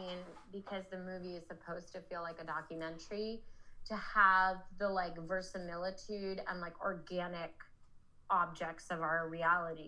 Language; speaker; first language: English; native; English